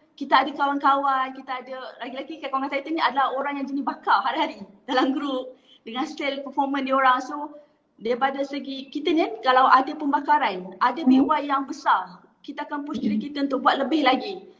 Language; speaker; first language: Malay; native; Malay